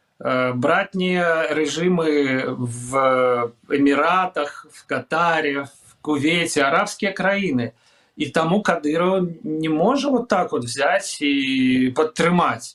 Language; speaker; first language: Belarusian; non-native, local second language; Russian